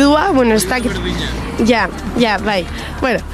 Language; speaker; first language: Basque; non-native, local second language; Spanish